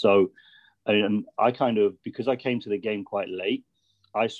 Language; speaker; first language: English; native; English